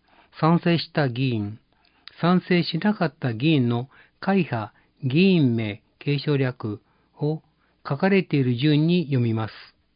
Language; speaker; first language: Japanese; native; Japanese